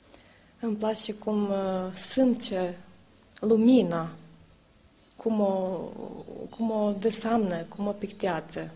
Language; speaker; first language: Romanian; non-native, local second language; Serbian